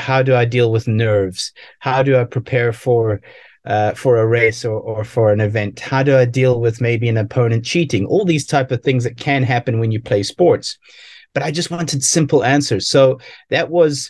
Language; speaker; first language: English; native; English